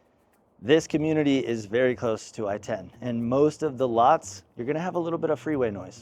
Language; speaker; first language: English; native; English